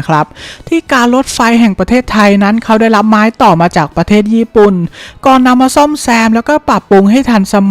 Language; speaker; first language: Thai; native; Thai